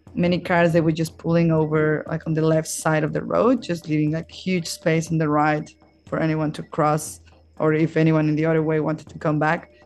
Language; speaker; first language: English; non-native, fluent; Spanish